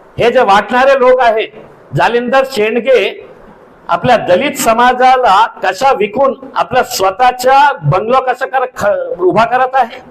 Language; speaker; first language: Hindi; non-native, local second language; Urdu